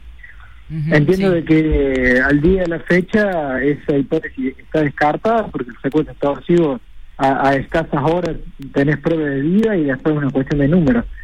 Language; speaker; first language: Spanish; native; Spanish